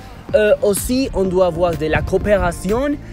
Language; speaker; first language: French; non-native, fluent; Spanish